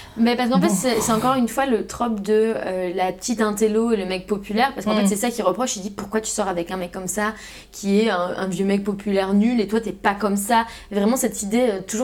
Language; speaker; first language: French; native; French